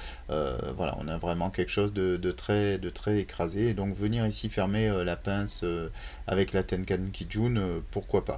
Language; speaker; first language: French; native; French